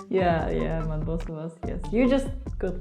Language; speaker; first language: English; non-native, fluent; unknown